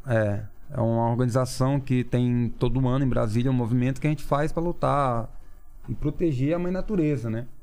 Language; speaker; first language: Portuguese; non-native, local second language; Kayapó